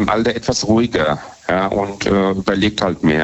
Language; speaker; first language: German; native; German